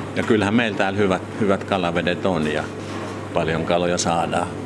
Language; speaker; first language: Finnish; native; Finnish